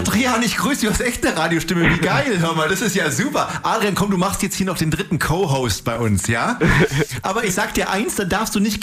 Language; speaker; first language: German; native; German